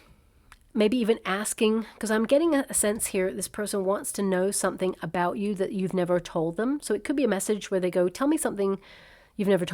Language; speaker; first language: English; native; English